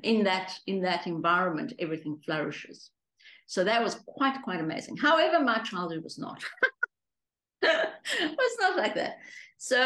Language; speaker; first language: English; early bilingual, other home language; Greek